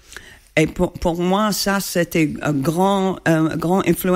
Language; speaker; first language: French; non-native, learner; English